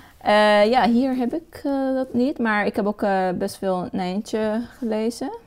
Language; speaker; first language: Dutch; non-native, fluent; Persian